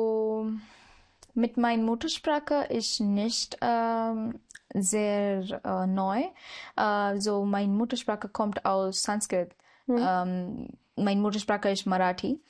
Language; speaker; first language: German; non-native, learner; Marathi